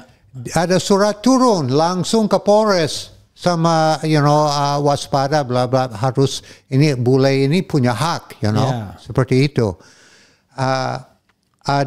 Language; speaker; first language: Indonesian; non-native, fluent; English